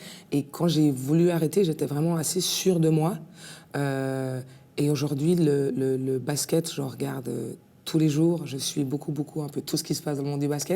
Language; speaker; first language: French; native; French